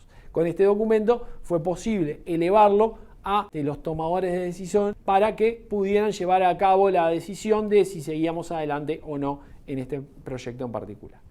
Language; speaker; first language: Spanish; native; Spanish